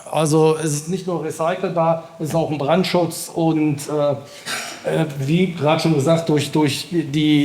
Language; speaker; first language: German; native; German